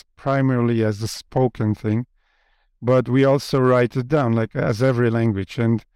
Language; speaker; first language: English; non-native, fluent; Polish